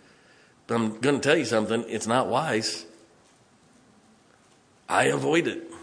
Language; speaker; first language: English; native; English